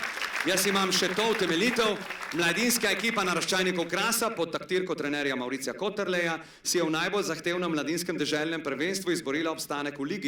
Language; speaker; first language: Slovenian; native; Slovenian